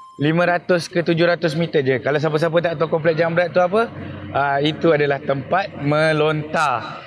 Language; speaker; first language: Malay; native; Malay